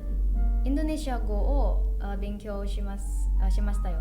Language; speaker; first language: Japanese; non-native, learner; Indonesian